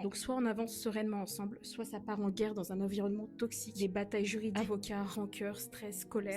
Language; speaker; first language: French; native; French